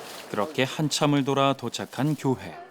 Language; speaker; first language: Korean; native; Korean